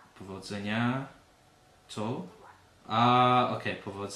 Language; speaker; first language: Polish; non-native, learner; English